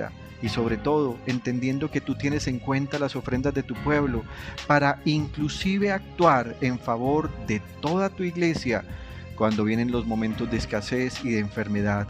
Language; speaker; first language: Spanish; native; Spanish